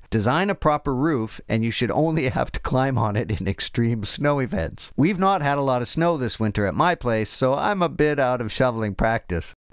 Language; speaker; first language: English; native; English